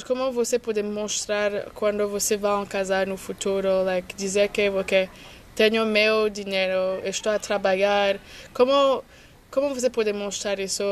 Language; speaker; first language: Portuguese; non-native, fluent; English